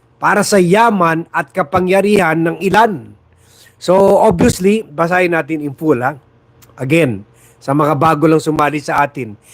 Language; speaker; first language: Filipino; non-native, local second language; Chavacano